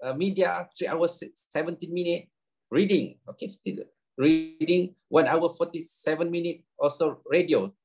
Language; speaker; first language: English; non-native, local second language; Malay